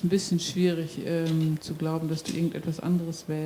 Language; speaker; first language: German; native; German